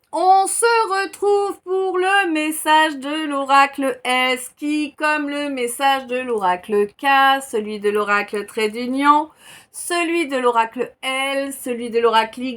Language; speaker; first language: French; native; French